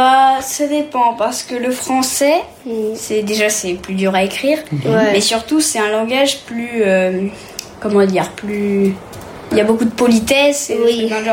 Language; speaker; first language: French; early bilingual, heritage; French